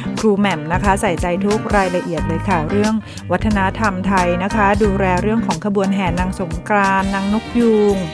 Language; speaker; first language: Thai; native; Thai